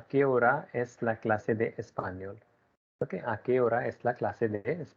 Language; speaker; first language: Spanish; non-native, learner; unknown